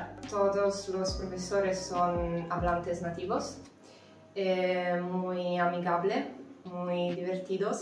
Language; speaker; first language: Spanish; non-native, learner; Italian